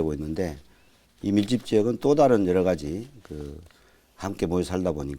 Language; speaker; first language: Korean; native; Korean